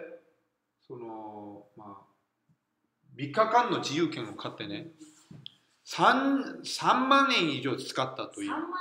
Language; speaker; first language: Japanese; non-native, fluent; Korean